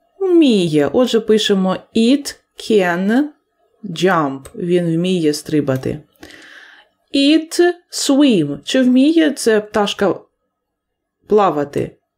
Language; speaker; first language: Ukrainian; native; Ukrainian